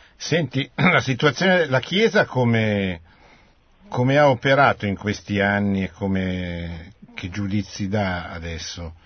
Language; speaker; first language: Italian; native; Italian